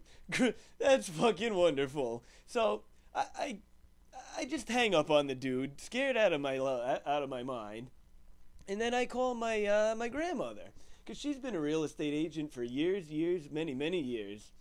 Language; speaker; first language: English; native; English